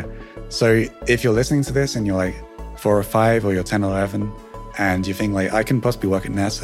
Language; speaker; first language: English; native; English